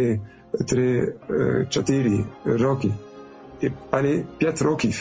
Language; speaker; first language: Ukrainian; non-native, learner; French